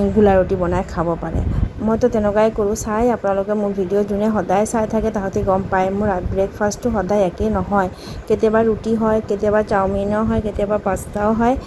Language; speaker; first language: Assamese; native; Assamese